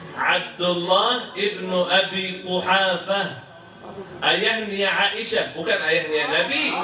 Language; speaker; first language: Malay; non-native, fluent; Arabic